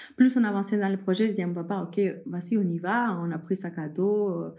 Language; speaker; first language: French; early bilingual, other home language; Spanish